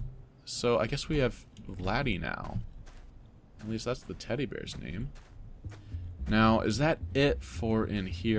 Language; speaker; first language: English; native; English